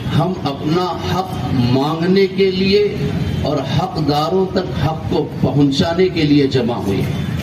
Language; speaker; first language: Urdu; native; Urdu